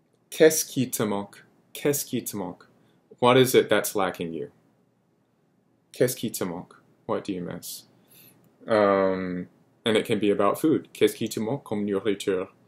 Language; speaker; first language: French; non-native, fluent; English